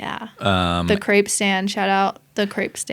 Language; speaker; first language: English; native; English